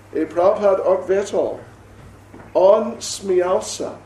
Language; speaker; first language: Russian; non-native, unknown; English